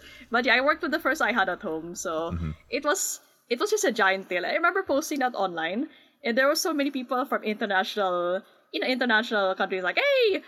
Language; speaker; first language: English; non-native, local second language; Filipino